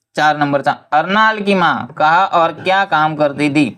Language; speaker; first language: Hindi; non-native, local second language; Marathi